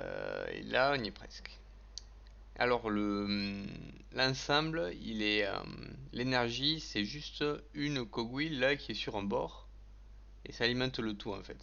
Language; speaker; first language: French; native; French